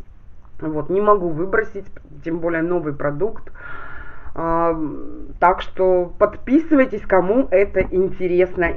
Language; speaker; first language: Russian; native; Russian